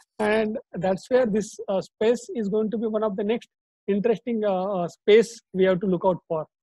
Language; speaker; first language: English; non-native, local second language; Marathi